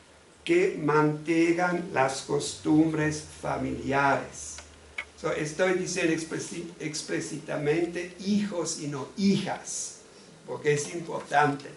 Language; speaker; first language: Spanish; non-native, fluent; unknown